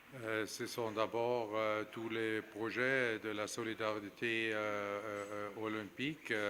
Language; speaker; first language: French; non-native, fluent; German